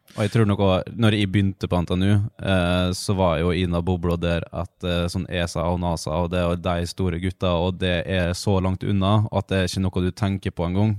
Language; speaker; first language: Norwegian; early bilingual, other home language; Russian